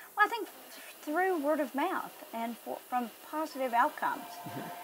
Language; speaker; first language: English; native; English